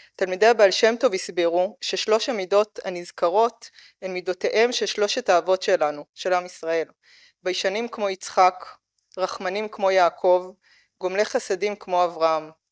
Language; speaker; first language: Hebrew; native; Hebrew